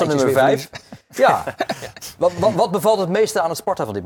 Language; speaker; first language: Dutch; native; Dutch